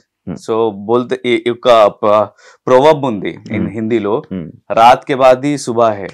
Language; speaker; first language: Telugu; non-native, learner; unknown